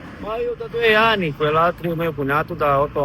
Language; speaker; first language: Italian; non-native, learner; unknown